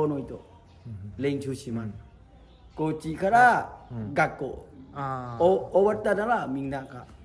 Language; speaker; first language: Japanese; non-native, learner; Thai